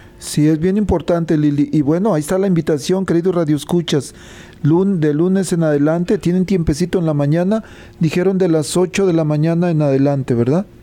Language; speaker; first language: Spanish; native; Spanish